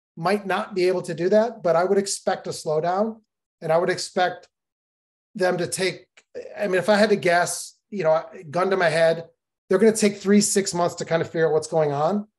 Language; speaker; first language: English; native; English